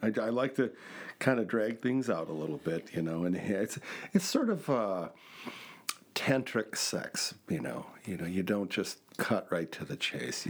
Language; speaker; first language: English; native; English